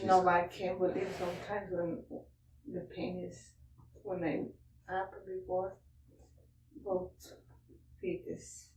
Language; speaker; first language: English; non-native, learner; Spanish